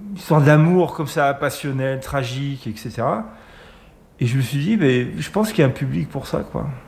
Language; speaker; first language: French; native; French